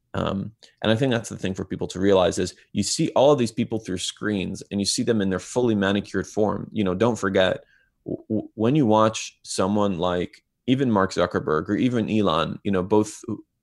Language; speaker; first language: English; non-native, fluent; Hebrew